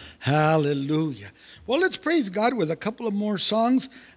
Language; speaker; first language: English; early bilingual, other home language; Spanish